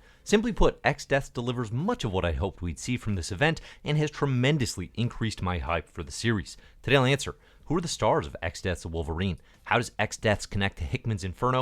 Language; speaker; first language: English; native; English